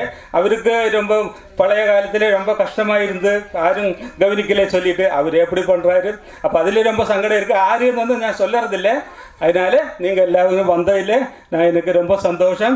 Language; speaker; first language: Tamil; non-native, local second language; Malayalam